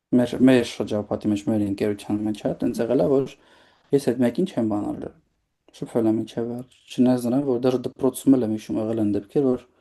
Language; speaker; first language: Armenian; native; Armenian